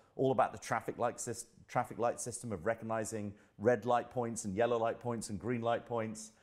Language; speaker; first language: English; native; English